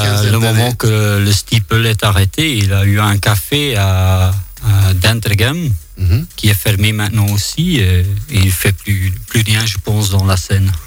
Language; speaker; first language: French; non-native, local second language; Dutch